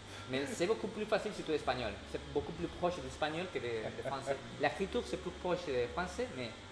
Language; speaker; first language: French; non-native, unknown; Spanish